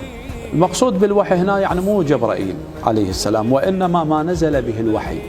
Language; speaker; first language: Arabic; native; Arabic